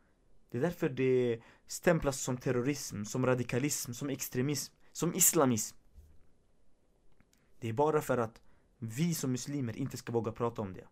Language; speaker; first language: Swedish; early bilingual, other home language; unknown